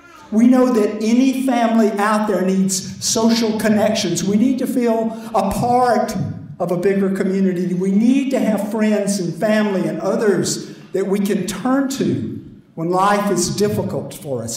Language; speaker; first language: English; native; English